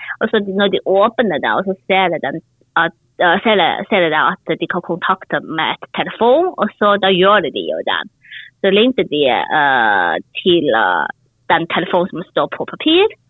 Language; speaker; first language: Norwegian; non-native, learner; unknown